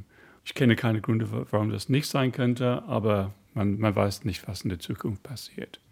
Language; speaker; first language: German; non-native, fluent; English